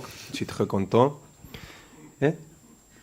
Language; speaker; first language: French; non-native, fluent; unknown